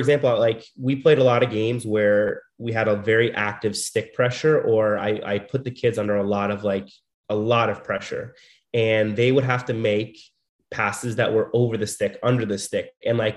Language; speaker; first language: English; native; English